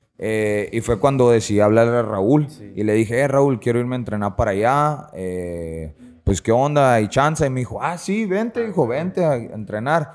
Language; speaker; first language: Spanish; native; Spanish